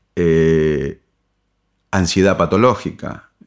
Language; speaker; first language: Spanish; native; Spanish